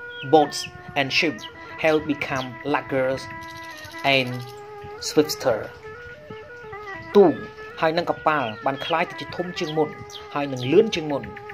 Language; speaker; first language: English; non-native, fluent; Khmer